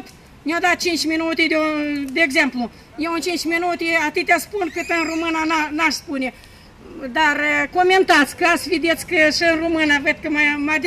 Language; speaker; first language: Romanian; non-native, local second language; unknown